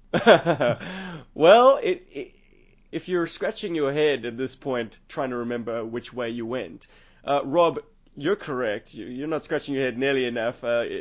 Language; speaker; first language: English; native; English